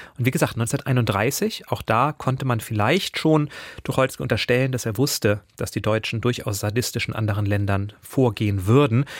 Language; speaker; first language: German; native; German